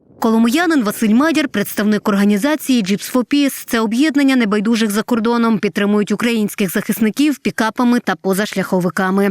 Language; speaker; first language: Ukrainian; native; Ukrainian